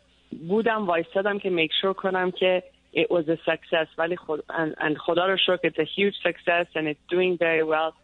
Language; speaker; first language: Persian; early bilingual, heritage; Persian